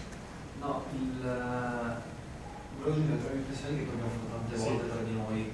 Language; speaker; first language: Italian; native; Italian